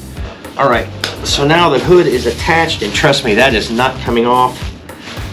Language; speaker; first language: English; native; English